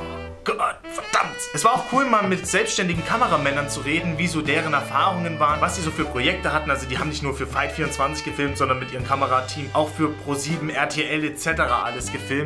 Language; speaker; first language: German; native; German